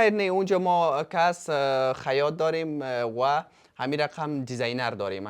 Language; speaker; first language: Persian; native; Persian